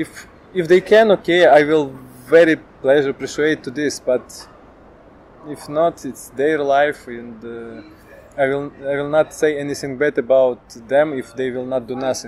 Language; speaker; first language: English; non-native, learner; Ukrainian